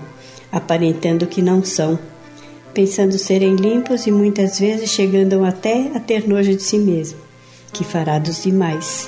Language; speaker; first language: Portuguese; native; Portuguese